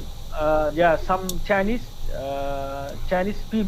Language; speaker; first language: English; non-native, learner; Vietnamese